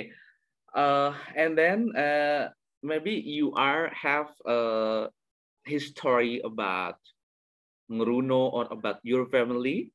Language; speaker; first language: English; non-native, learner; Indonesian